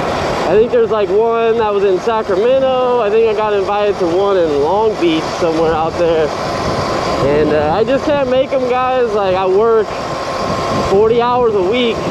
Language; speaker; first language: English; native; English